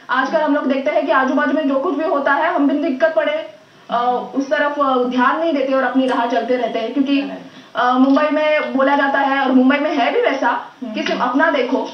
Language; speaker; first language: Hindi; non-native, local second language; Marathi